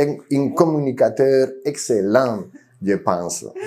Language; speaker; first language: French; non-native, fluent; Spanish